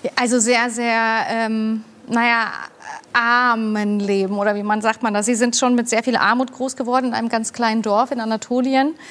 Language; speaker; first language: German; early bilingual, other home language; Turkish